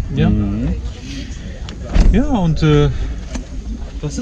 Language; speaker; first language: German; native; German